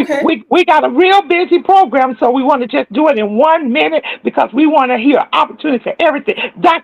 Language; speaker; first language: English; native; English